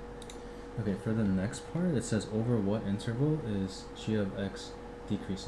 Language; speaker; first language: English; native; English